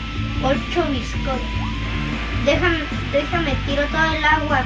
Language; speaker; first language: Spanish; native; Spanish